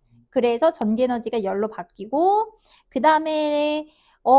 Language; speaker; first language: Korean; native; Korean